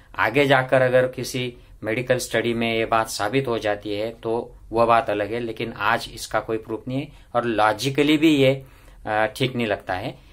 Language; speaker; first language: Hindi; non-native, local second language; Marathi